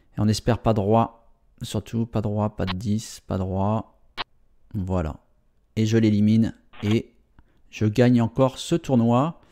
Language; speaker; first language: French; native; French